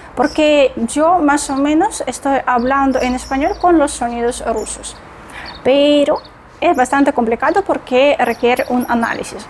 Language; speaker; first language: Spanish; non-native, fluent; Russian